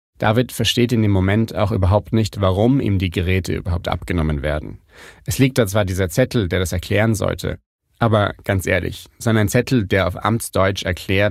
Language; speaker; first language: German; native; German